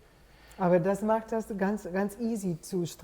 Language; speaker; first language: German; non-native, fluent; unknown